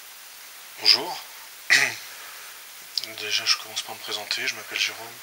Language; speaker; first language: French; native; French